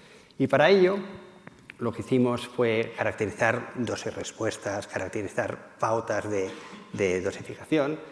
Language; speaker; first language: Spanish; native; Spanish